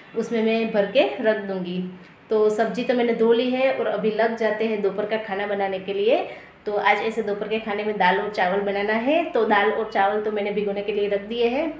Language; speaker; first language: Hindi; non-native, local second language; Gujarati